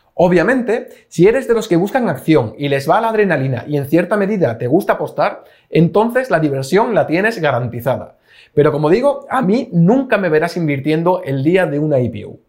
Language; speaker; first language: Spanish; native; Spanish